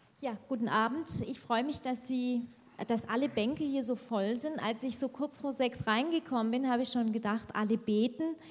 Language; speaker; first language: German; early bilingual, other home language; Turkish